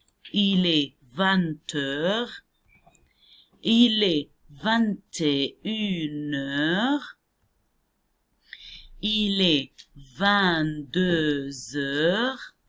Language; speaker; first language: French; non-native, fluent; Arabic